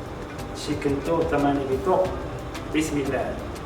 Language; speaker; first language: Japanese; non-native, learner; Arabic